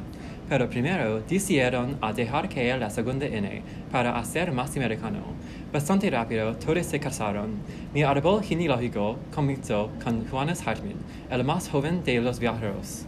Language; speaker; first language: Spanish; non-native, learner; English